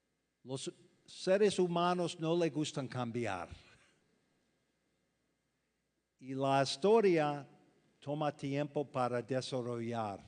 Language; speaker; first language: Spanish; non-native, fluent; English